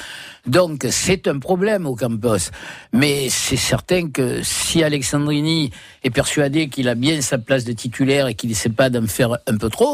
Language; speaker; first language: French; native; French